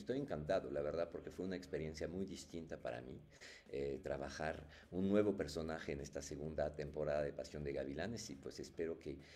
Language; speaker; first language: Spanish; non-native, fluent; French